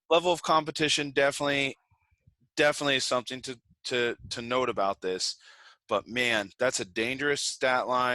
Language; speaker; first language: English; native; English